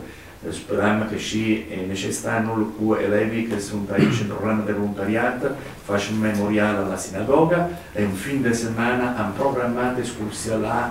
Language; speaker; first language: Romanian; non-native, learner; Italian